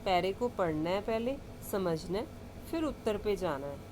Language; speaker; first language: Hindi; non-native, local second language; Punjabi